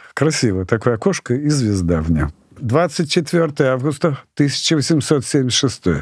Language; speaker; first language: Russian; native; Russian